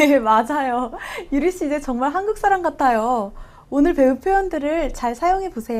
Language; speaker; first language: Korean; native; Korean